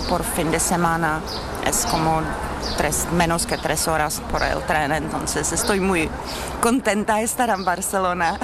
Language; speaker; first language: Spanish; non-native, learner; Czech